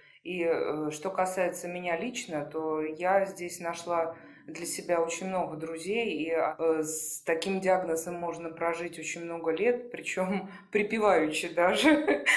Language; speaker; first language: Russian; native; Russian